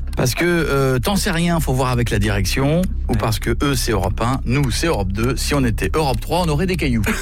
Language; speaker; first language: French; native; French